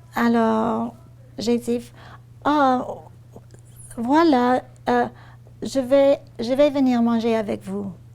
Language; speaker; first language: French; non-native, fluent; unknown